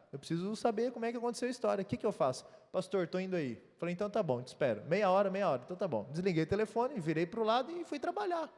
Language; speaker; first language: Portuguese; native; Portuguese